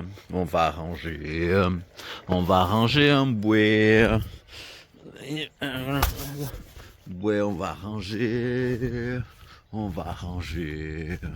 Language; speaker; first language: French; native; French